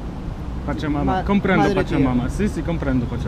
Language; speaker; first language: Spanish; non-native, learner; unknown